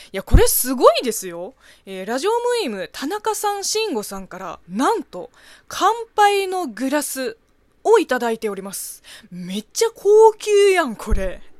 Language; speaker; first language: Japanese; non-native, fluent; Chinese